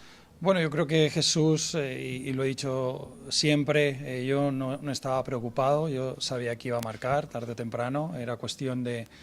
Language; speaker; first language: Spanish; native; Spanish